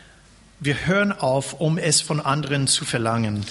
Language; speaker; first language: German; non-native, fluent; English